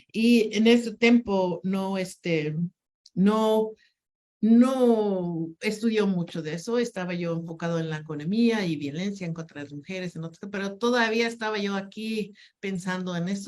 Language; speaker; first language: Spanish; non-native, fluent; English